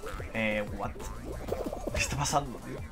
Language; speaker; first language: Spanish; native; Spanish